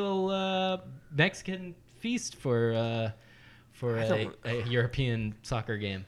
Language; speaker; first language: English; native; English